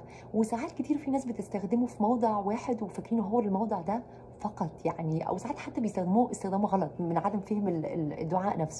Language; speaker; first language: Arabic; native; Arabic